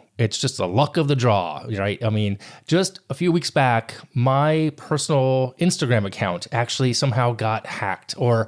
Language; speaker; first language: English; native; English